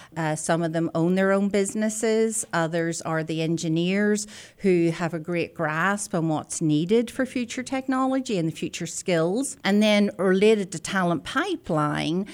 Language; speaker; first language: English; native; English